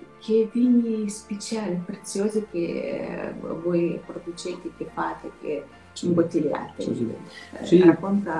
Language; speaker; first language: Italian; non-native, fluent; Russian